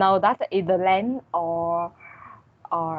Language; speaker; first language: English; non-native, learner; Vietnamese